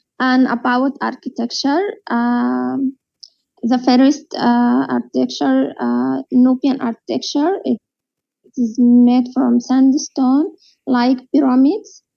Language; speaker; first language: English; non-native, learner; Arabic